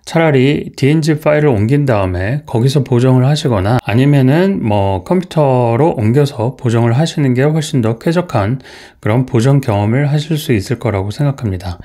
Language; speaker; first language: Korean; native; Korean